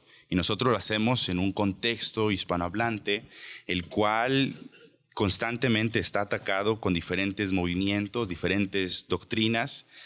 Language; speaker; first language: Spanish; native; Spanish